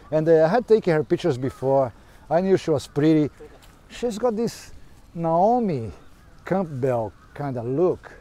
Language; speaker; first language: English; non-native, fluent; Portuguese